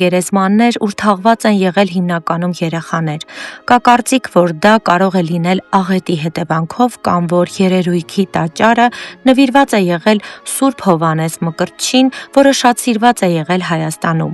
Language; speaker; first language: Armenian; native; Armenian